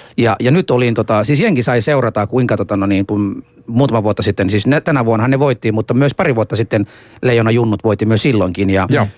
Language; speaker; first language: Finnish; early bilingual, other home language; Somali